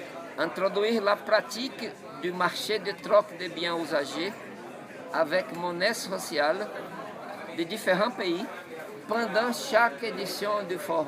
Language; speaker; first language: French; non-native, fluent; Portuguese